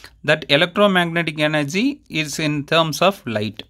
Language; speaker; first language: English; non-native, local second language; Tamil